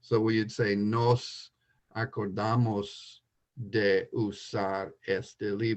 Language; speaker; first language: Spanish; non-native, learner; English